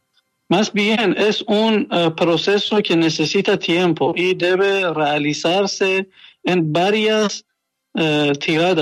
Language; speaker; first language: Spanish; non-native, learner; Persian